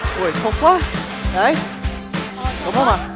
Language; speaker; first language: Vietnamese; non-native, learner; Russian